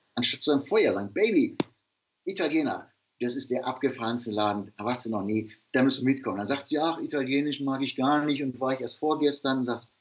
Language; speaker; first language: German; native; German